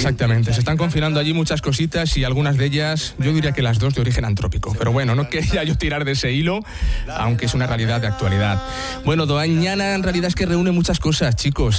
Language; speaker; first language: Spanish; native; Spanish